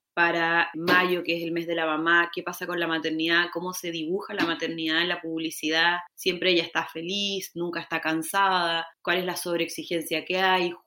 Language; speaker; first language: Spanish; native; Spanish